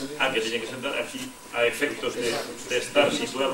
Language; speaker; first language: Spanish; non-native, local second language; Galician